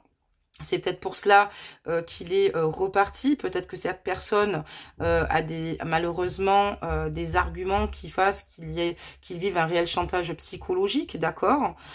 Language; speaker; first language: French; native; French